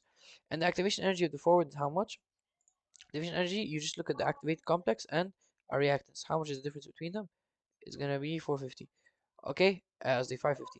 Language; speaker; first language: English; non-native, fluent; Arabic